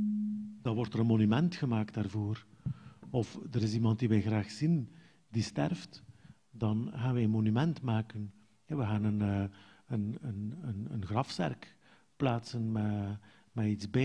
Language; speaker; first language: Dutch; native; Dutch